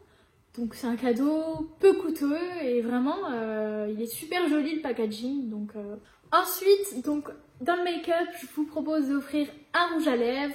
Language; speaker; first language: French; native; French